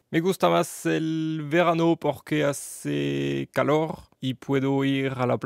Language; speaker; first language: Spanish; non-native, learner; French